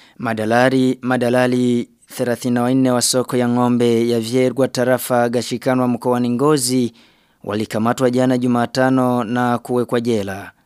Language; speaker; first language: Swahili; non-native, local second language; Rundi